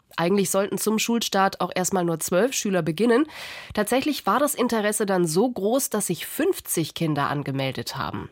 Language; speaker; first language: German; native; German